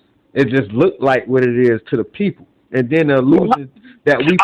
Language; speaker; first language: English; native; English